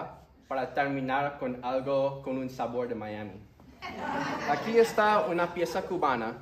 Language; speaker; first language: Spanish; early bilingual, heritage; Spanish